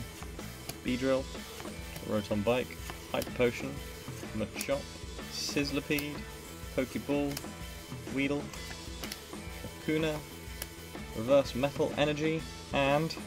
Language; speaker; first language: English; native; English